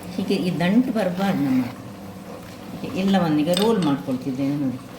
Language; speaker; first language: Kannada; non-native, local second language; Tulu